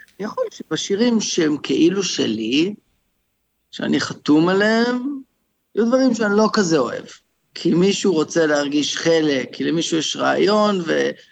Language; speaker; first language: Hebrew; native; Hebrew